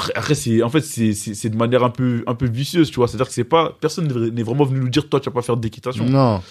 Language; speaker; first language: French; native; French